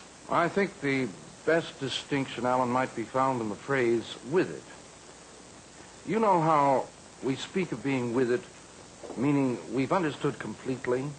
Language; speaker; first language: English; native; English